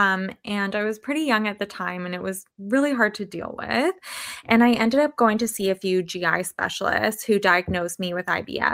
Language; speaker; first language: English; native; English